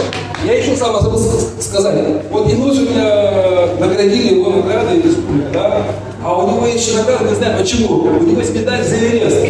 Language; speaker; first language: Russian; non-native, local second language; Yakut